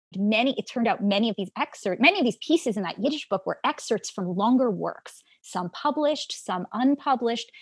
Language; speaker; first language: English; native; English